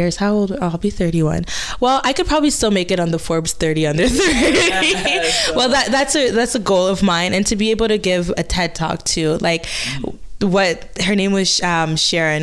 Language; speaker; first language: English; non-native, fluent; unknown